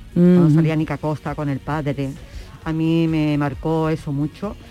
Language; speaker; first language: Spanish; native; Spanish